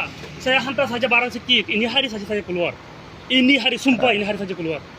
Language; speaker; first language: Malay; non-native, learner; Rohingya